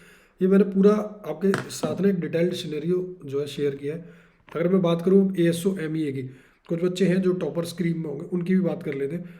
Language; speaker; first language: Hindi; native; Hindi